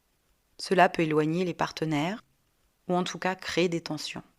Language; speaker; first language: French; native; French